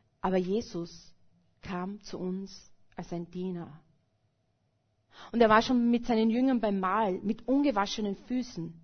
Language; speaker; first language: German; native; German